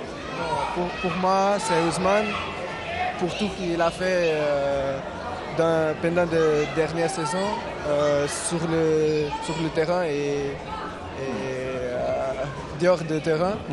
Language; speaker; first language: French; non-native, learner; Portuguese